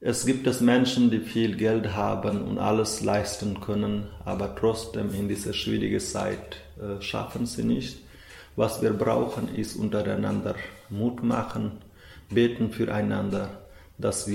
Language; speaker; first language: German; non-native, fluent; Hindi